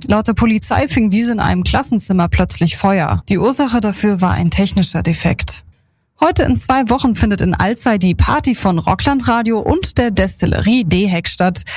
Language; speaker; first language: German; native; German